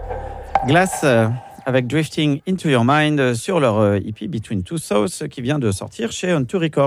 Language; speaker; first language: French; native; French